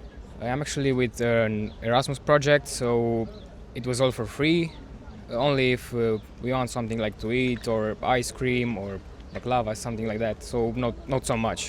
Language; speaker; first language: English; non-native, fluent; Romanian